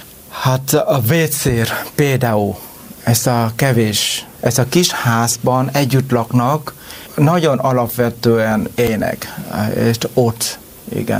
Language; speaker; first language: Hungarian; non-native, learner; Vietnamese